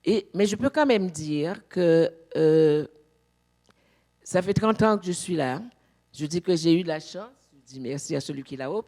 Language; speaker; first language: French; native; French